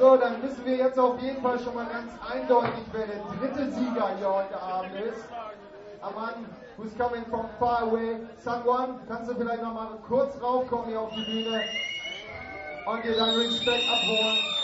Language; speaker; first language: German; native; German